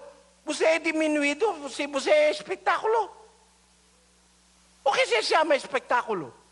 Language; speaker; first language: Portuguese; non-native, learner; Filipino